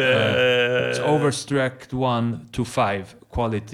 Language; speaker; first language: English; non-native, fluent; Swedish